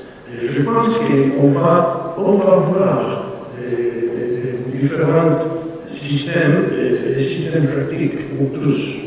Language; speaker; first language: French; non-native, learner; Spanish